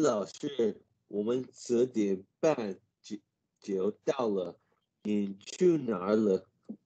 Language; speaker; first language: Chinese; non-native, learner; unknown